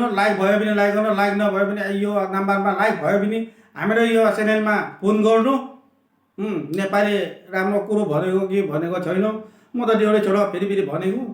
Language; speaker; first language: Nepali; non-native, local second language; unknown